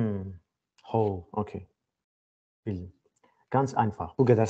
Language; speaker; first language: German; non-native, learner; Azerbaijani